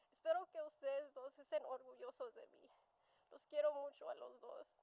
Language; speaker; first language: Spanish; early bilingual, other home language; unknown